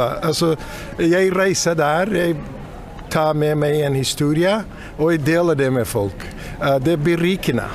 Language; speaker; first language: Norwegian; non-native, fluent; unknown